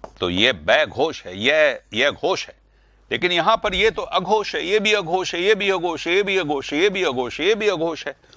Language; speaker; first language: Hindi; native; Hindi